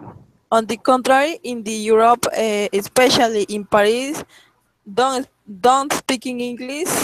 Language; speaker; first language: English; non-native, learner; Spanish